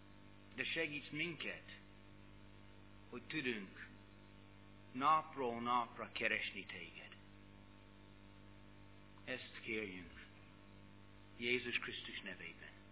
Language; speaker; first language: Hungarian; non-native, learner; English